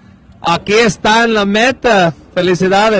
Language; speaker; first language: Spanish; non-native, learner; English